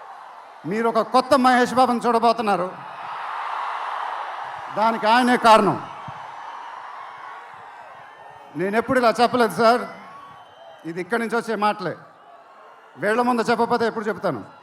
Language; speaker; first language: Telugu; native; Telugu